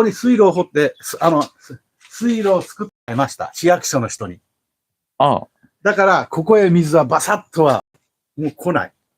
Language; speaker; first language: Japanese; native; Japanese